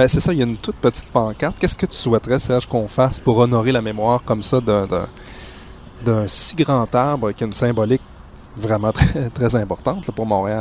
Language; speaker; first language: French; native; French